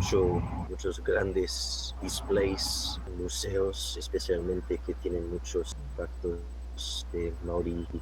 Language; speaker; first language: Spanish; non-native, fluent; English